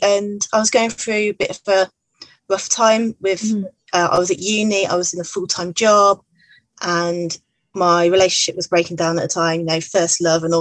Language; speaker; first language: English; native; English